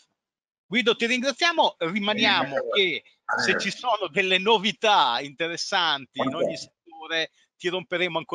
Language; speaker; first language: Italian; native; Italian